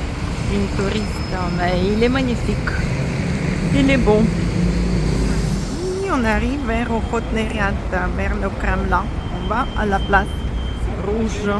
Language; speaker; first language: French; non-native, fluent; Russian